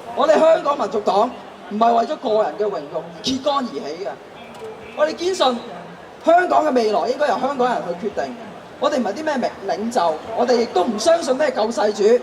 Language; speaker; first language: Cantonese; native; Cantonese